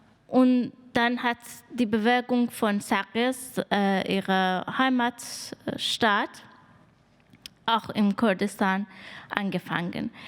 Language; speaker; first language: German; non-native, fluent; Persian